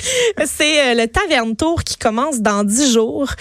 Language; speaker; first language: French; native; French